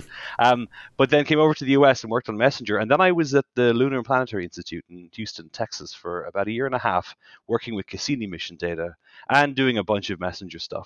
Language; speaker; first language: English; native; English